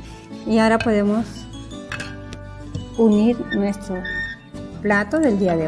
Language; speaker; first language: Portuguese; non-native, learner; Spanish